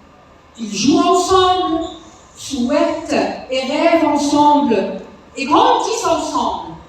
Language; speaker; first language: French; non-native, learner; Arabic